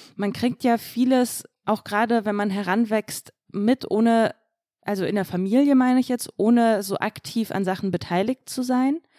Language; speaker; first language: German; early bilingual, other home language; Russian